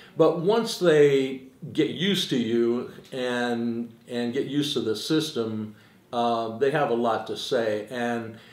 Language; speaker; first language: English; native; English